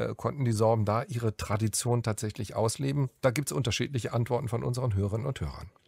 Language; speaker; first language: German; native; German